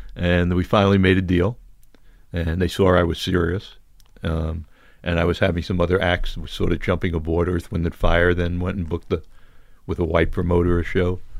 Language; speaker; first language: English; native; English